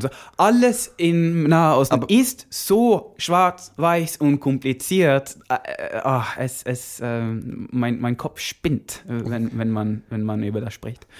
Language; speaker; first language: German; non-native, learner; Norwegian